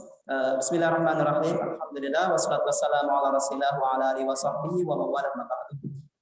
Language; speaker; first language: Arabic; non-native, fluent; Indonesian